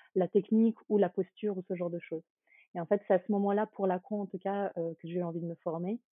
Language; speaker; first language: French; early bilingual, other home language; Ukrainian